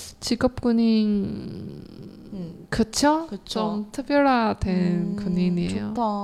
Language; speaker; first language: Korean; non-native, learner; Chinese